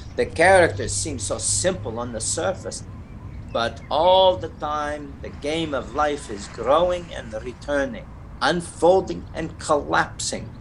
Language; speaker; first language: English; non-native, fluent; Russian